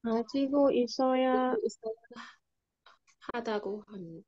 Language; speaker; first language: Korean; non-native, learner; Burmese